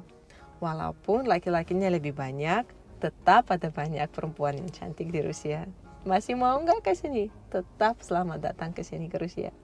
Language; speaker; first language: Indonesian; non-native, fluent; Russian